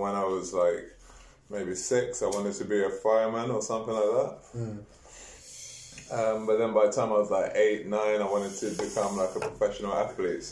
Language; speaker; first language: English; native; English